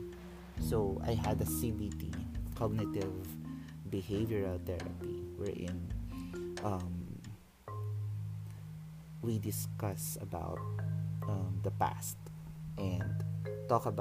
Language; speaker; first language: English; non-native, local second language; Filipino